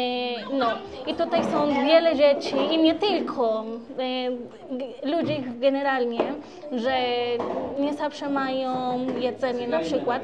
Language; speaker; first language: Polish; non-native, learner; Spanish